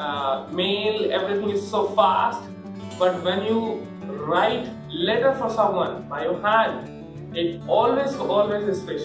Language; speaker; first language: English; non-native, local second language; Hindi